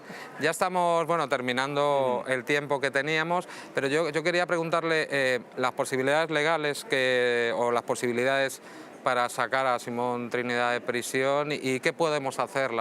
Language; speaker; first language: Spanish; native; Spanish